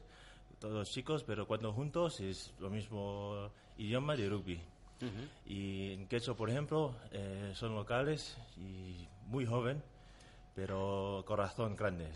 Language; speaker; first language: Spanish; non-native, learner; Tongan